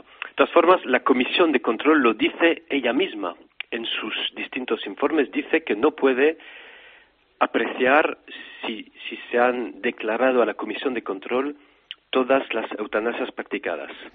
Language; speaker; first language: Spanish; non-native, fluent; French